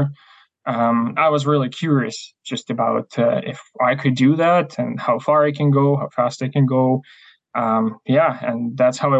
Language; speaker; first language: English; non-native, fluent; Ukrainian